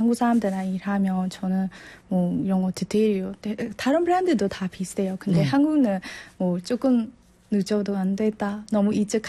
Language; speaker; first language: Korean; non-native, learner; Burmese